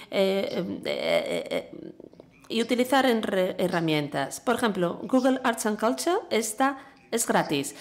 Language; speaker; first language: Spanish; non-native, fluent; English